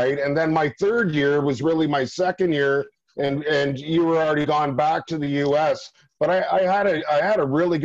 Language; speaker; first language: English; native; English